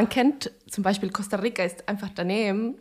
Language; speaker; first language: German; non-native, fluent; Spanish